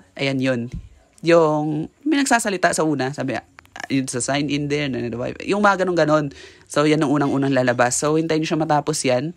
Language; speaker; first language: Filipino; native; Filipino